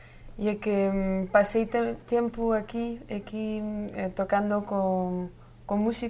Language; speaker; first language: Spanish; non-native, learner; French